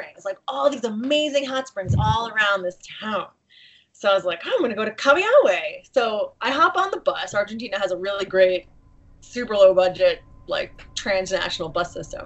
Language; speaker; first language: English; native; English